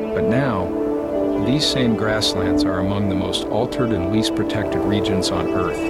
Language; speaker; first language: English; native; English